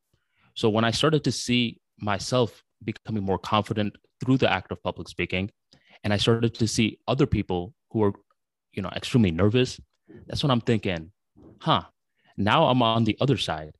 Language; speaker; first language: English; early bilingual, other home language; Bangla